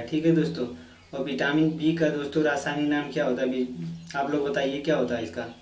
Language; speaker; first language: Hindi; native; Hindi